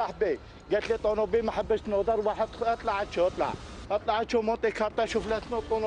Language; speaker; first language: Arabic; native; Arabic